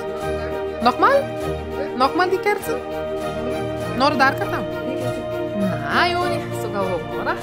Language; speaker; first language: German; non-native, learner; Lithuanian